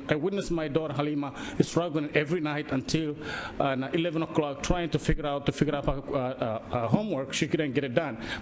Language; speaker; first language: English; non-native, learner; Somali